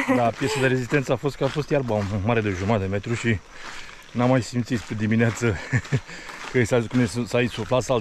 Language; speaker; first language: Romanian; native; Romanian